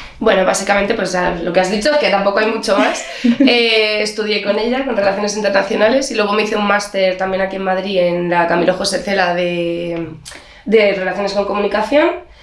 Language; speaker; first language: Spanish; early bilingual, other home language; Ukrainian